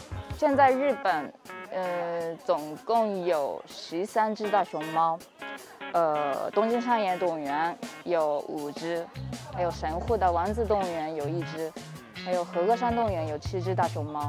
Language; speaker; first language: Chinese; non-native, fluent; Japanese